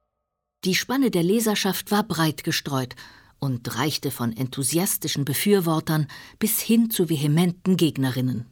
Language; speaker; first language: German; native; German